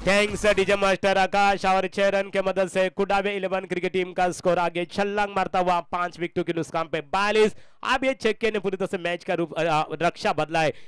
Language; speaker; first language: Hindi; non-native, local second language; Marathi